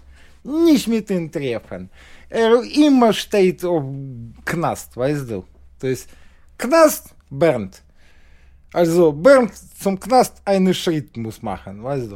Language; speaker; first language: German; non-native, learner; Russian